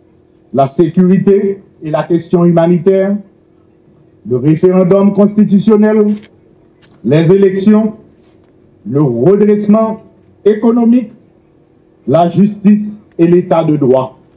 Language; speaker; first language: French; non-native, local second language; Haitian Creole